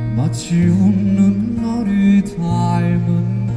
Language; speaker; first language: Korean; native; Korean